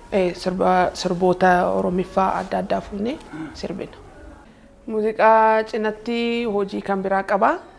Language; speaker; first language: Oromo; early bilingual, heritage; Oromo